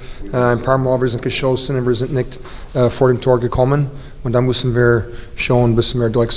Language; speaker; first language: German; non-native, fluent; English